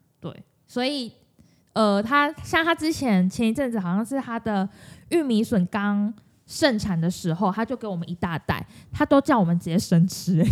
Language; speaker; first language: Chinese; native; Chinese